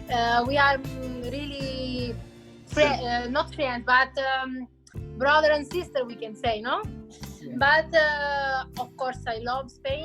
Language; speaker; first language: English; non-native, fluent; Italian